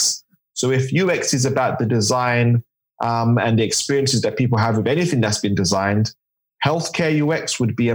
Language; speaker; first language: English; native; English